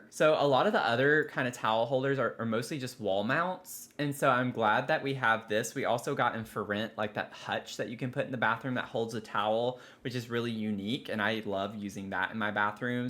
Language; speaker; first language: English; native; English